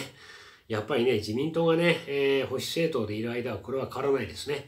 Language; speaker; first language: Japanese; native; Japanese